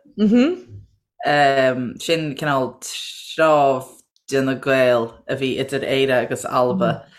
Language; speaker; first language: Irish; non-native, local second language; English